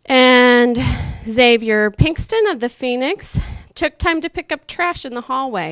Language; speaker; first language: English; native; English